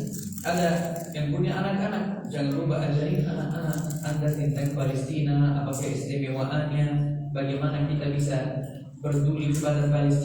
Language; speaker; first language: Indonesian; non-native, fluent; Arabic